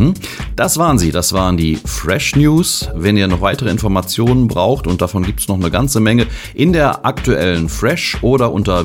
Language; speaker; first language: German; native; German